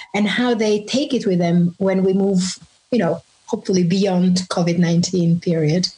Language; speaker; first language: English; non-native, fluent; Albanian